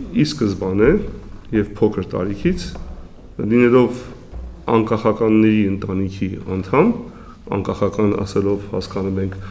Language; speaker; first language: Armenian; native; Armenian